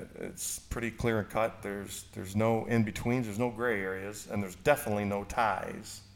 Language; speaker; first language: English; native; English